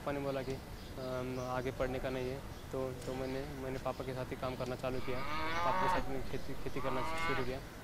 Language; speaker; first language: Hindi; non-native, local second language; Marathi